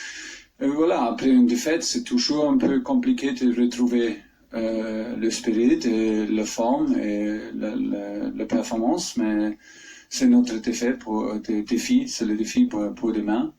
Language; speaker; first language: French; non-native, fluent; German